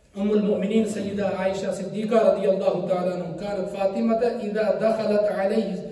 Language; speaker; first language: Arabic; non-native, fluent; Urdu